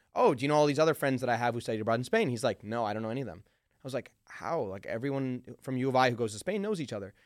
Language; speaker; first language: English; early bilingual, other home language; Hindi